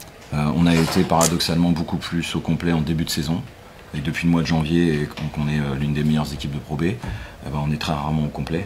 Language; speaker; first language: French; native; French